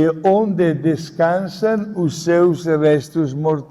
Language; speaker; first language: Portuguese; non-native, fluent; Italian